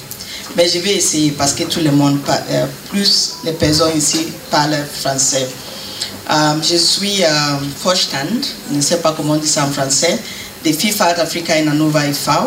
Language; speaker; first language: French; non-native, learner; English